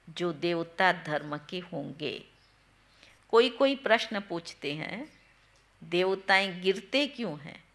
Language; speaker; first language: Hindi; non-native, local second language; Gujarati